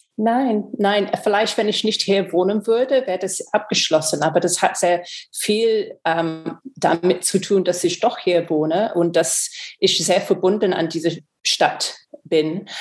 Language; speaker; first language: German; non-native, fluent; English